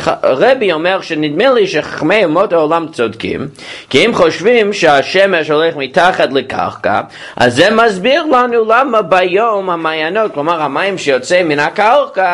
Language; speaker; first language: Hebrew; non-native, fluent; English